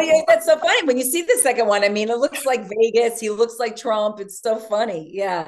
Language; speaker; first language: English; native; English